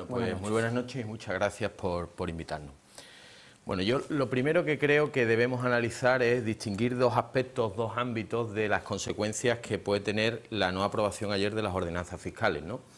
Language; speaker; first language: Spanish; native; Spanish